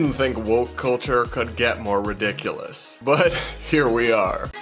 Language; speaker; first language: English; native; English